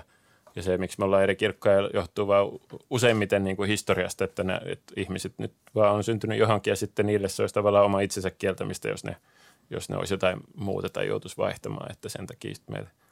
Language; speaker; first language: Finnish; native; Finnish